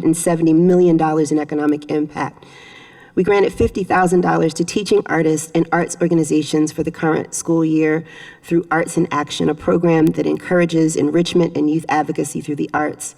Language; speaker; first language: English; native; English